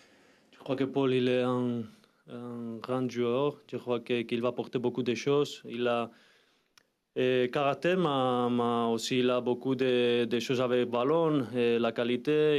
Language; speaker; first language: French; non-native, learner; Spanish